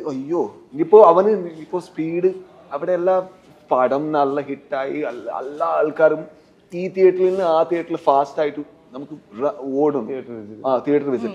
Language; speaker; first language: Malayalam; non-native, learner; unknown